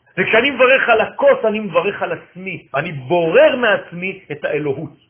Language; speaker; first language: Hebrew; non-native, fluent; French